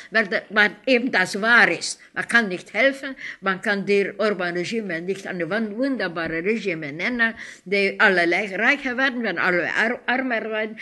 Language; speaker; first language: German; non-native, fluent; Hungarian